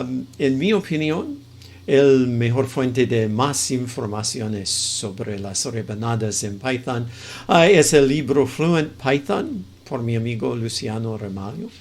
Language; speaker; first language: Spanish; non-native, fluent; English